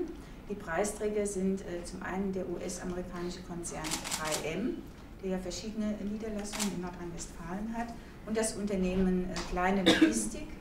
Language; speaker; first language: German; native; German